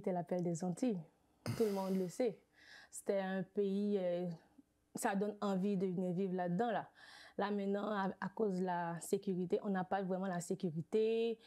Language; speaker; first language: French; non-native, local second language; Haitian Creole